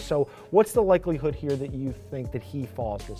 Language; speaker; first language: English; native; English